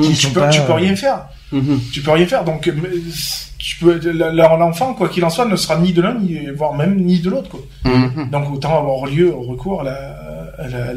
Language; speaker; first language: French; native; French